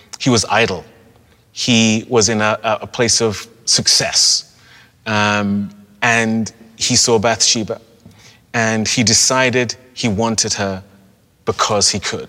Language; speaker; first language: English; native; English